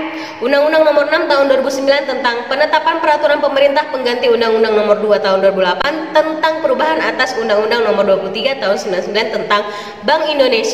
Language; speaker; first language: Indonesian; native; Indonesian